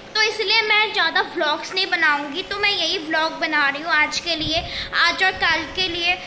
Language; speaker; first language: Hindi; non-native, local second language; Assamese